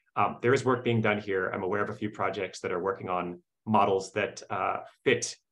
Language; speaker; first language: English; native; English